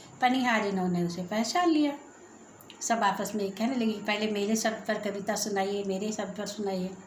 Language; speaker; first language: Hindi; native; Hindi